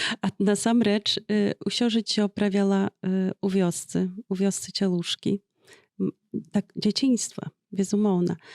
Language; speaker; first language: Belarusian; native; Belarusian